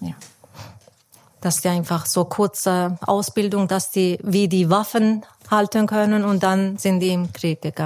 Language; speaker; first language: German; non-native, fluent; Persian